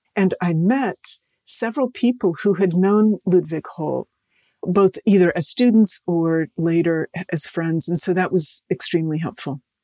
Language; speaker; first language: English; native; English